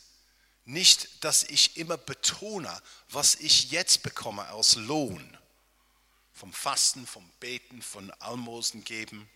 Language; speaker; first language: German; non-native, fluent; English